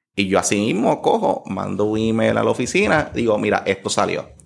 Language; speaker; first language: Spanish; native; Spanish